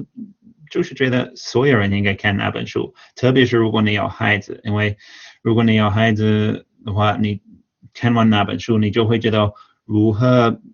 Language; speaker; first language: Chinese; non-native, fluent; English